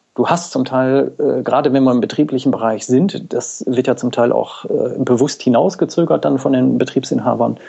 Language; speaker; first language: German; native; German